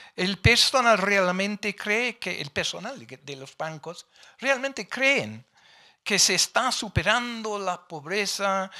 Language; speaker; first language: Spanish; non-native, fluent; English